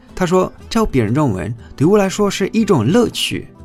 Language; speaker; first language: Chinese; non-native, fluent; Spanish